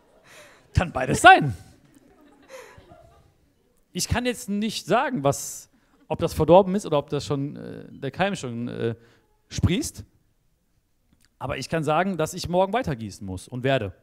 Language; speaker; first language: German; native; German